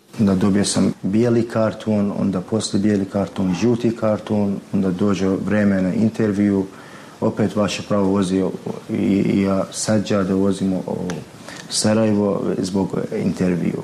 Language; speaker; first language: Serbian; non-native, learner; Persian